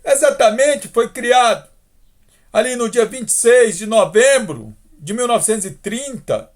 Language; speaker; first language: Portuguese; native; Portuguese